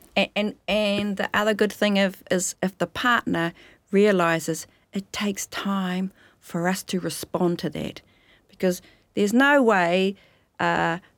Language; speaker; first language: English; native; English